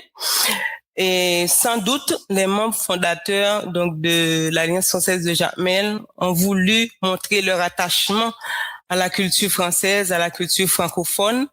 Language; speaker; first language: French; non-native, local second language; Haitian Creole